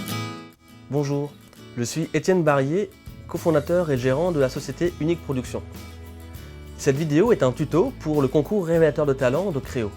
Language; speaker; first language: French; native; French